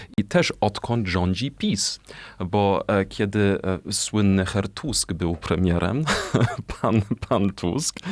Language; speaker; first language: Polish; non-native, fluent; German